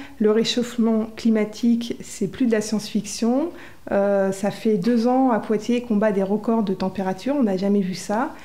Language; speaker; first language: French; native; French